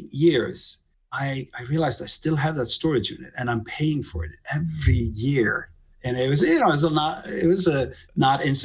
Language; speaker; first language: English; non-native, fluent; Icelandic